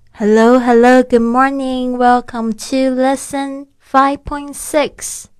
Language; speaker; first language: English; non-native, fluent; Chinese